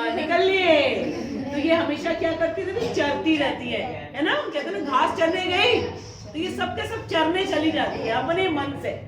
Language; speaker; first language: Hindi; native; Hindi